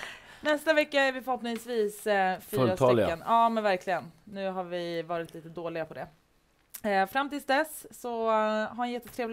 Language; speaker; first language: Swedish; native; Swedish